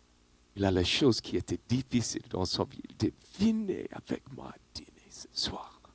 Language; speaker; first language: French; non-native, learner; English